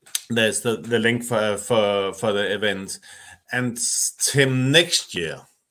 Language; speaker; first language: English; non-native, fluent; Danish